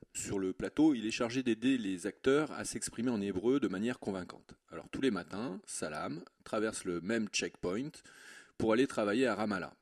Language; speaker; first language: French; native; French